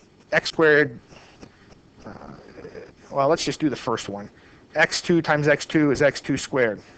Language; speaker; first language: English; native; English